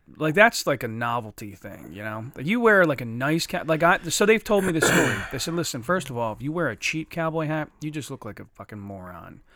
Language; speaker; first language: English; native; English